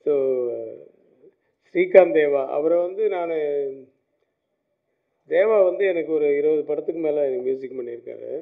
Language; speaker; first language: Tamil; native; Tamil